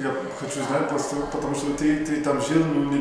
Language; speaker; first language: Russian; non-native, learner; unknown